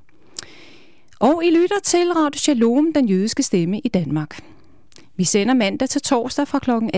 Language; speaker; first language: Danish; native; Danish